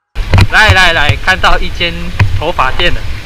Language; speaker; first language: Chinese; native; Chinese